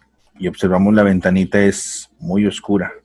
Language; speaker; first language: Spanish; native; Spanish